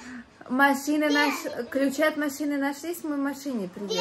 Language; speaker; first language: Russian; native; Russian